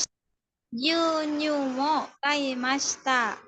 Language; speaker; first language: Japanese; non-native, learner; Indonesian